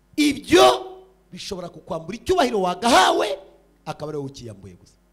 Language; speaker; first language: Kinyarwanda; early bilingual, heritage; Kinyarwanda